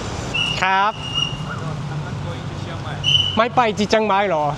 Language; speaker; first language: Thai; non-native, learner; French